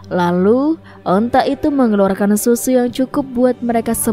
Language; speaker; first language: Indonesian; native; Indonesian